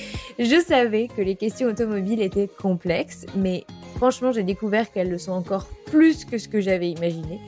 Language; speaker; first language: French; native; French